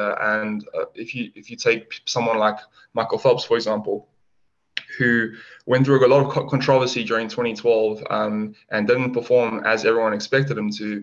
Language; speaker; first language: English; native; English